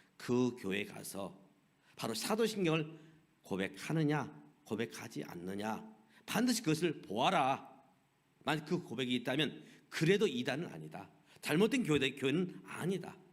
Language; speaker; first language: Korean; native; Korean